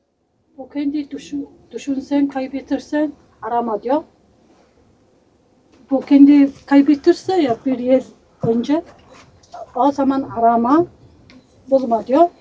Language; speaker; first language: Turkish; non-native, learner; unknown